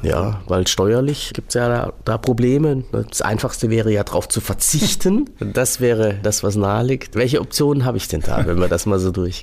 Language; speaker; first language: German; native; German